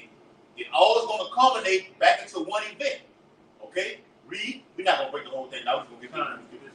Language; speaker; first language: English; native; English